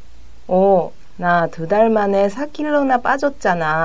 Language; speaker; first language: Korean; non-native, learner; Japanese